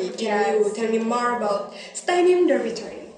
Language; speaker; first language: English; non-native, learner; Indonesian